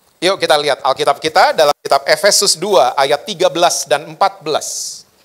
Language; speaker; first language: Indonesian; native; Indonesian